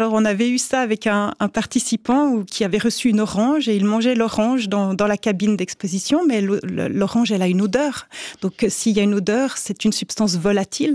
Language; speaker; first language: French; native; French